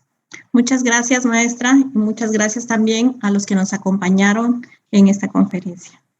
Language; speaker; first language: Spanish; native; Spanish